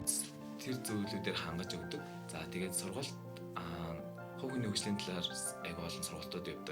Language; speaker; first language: Mongolian; native; Mongolian